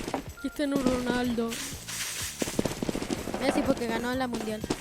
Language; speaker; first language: Spanish; native; Spanish